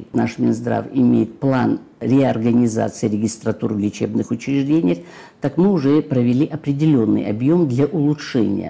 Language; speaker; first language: Russian; native; Russian